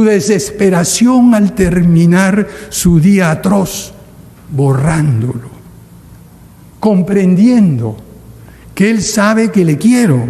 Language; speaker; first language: Spanish; native; Spanish